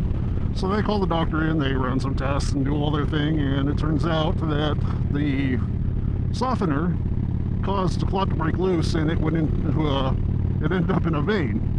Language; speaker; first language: English; native; English